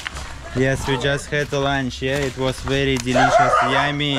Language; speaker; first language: English; non-native, learner; Russian